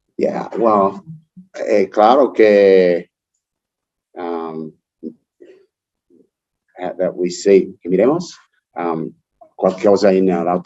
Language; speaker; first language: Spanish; non-native, learner; English